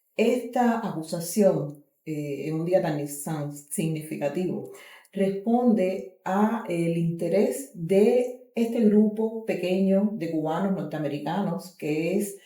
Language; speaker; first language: Spanish; native; Spanish